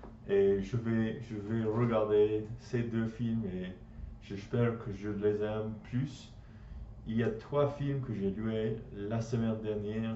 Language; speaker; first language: French; non-native, learner; English